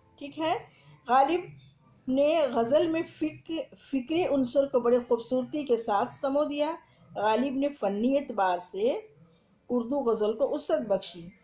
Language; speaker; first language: Urdu; native; Urdu